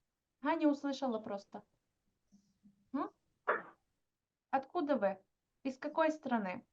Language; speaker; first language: Russian; non-native, fluent; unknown